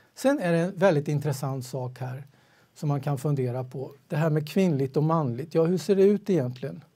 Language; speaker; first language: Swedish; native; Swedish